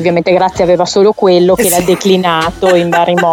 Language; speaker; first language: Italian; native; Italian